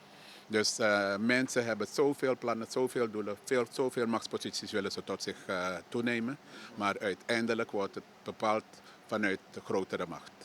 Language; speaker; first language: Dutch; native; Dutch